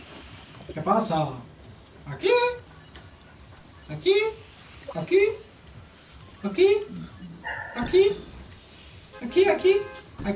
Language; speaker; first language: Spanish; non-native, learner; French